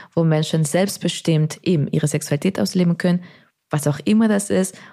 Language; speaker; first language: German; non-native, fluent; Spanish